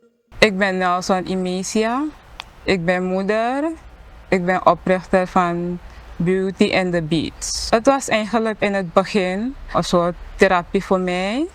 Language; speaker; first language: Dutch; non-native, local second language; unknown